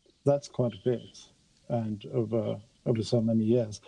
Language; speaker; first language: English; non-native, fluent; Norwegian